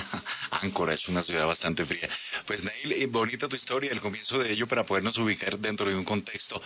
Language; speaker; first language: Spanish; native; Spanish